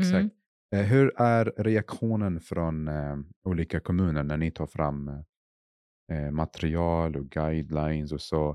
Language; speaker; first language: Swedish; non-native, fluent; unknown